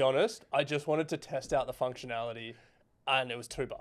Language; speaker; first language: English; native; English